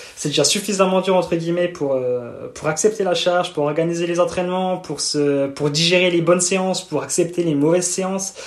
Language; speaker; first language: French; native; French